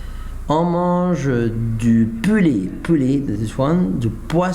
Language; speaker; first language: French; non-native, fluent; Arabic